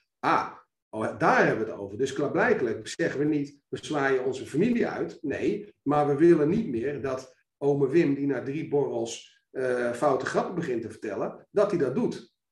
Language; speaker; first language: Dutch; native; Dutch